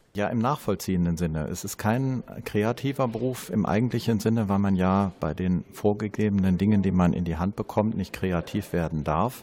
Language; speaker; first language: German; native; German